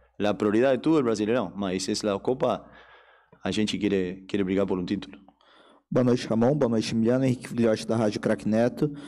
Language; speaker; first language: Spanish; native; Spanish